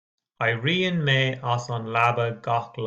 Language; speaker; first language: Irish; non-native, learner; English